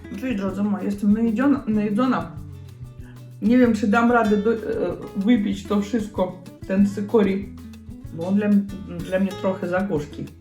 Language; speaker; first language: Polish; non-native, learner; Russian